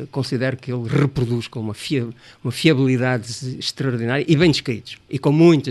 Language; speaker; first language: Portuguese; native; Portuguese